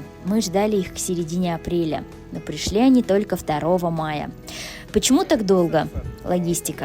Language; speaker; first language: Russian; native; Russian